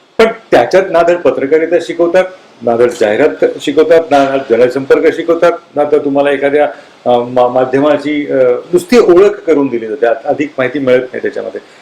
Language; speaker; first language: Marathi; native; Marathi